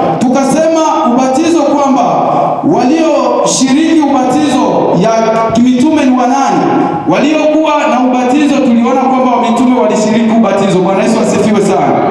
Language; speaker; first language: Swahili; native; Swahili